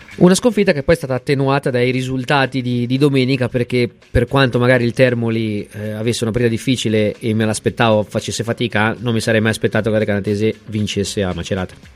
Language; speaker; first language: Italian; native; Italian